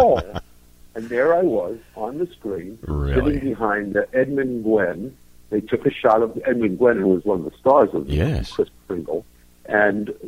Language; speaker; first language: English; native; English